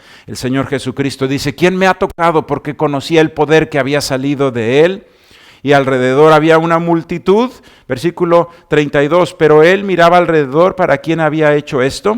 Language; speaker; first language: Spanish; native; Spanish